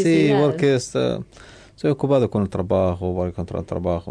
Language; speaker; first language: Spanish; non-native, learner; Arabic